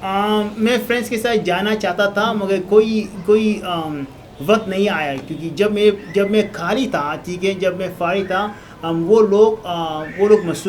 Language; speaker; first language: Hindi; non-native, learner; Arabic